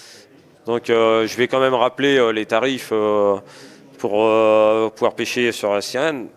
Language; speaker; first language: French; native; French